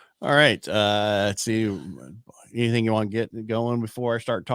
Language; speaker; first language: English; native; English